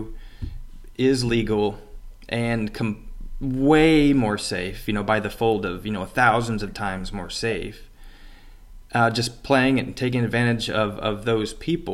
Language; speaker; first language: English; native; English